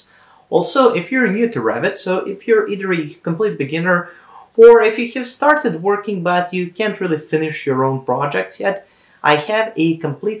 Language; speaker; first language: English; non-native, fluent; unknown